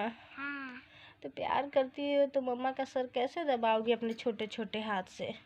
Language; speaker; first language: Hindi; native; Hindi